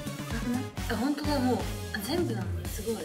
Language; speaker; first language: Japanese; native; Japanese